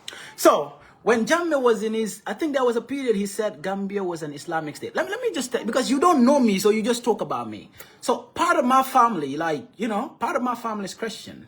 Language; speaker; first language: English; non-native, local second language; Wolof